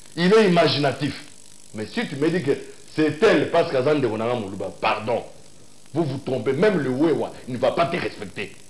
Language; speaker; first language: French; non-native, local second language; Luba-Lulua